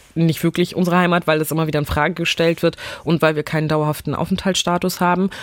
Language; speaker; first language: German; early bilingual, other home language; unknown